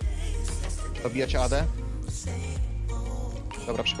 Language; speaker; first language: Polish; native; Polish